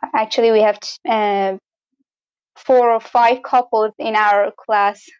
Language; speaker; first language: English; non-native, fluent; Persian